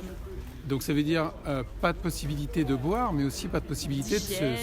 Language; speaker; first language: French; native; French